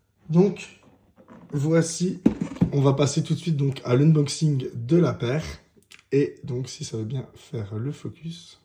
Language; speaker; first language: French; native; French